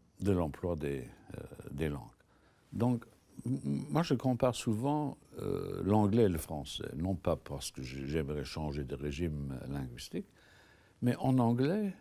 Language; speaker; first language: French; non-native, local second language; Luxembourgish